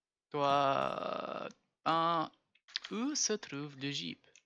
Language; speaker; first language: French; non-native, learner; English